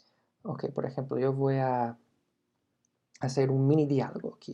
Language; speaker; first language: Spanish; non-native, fluent; English